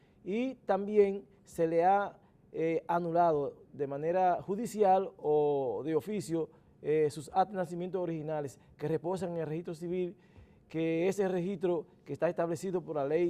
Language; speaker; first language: Spanish; native; Spanish